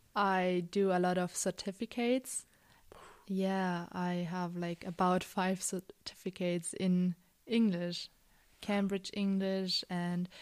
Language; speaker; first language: English; non-native, fluent; German